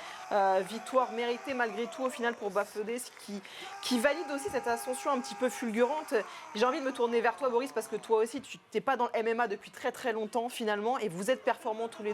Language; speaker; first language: French; native; French